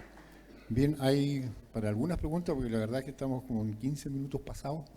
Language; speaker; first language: Spanish; native; Spanish